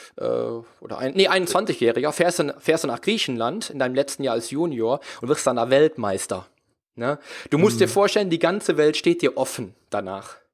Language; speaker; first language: German; native; German